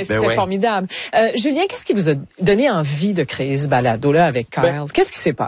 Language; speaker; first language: French; native; French